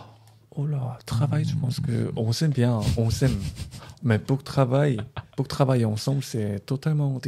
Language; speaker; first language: French; non-native, learner; Korean